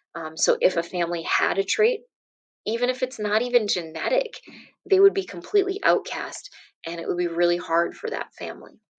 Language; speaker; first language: English; native; English